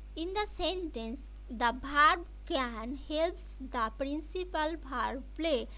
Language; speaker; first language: English; non-native, local second language; Bangla